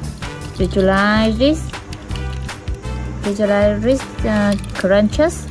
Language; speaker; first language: English; non-native, learner; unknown